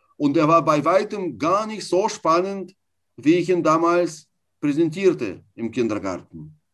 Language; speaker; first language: German; non-native, fluent; Russian